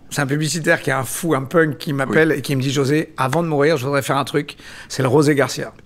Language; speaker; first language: French; native; French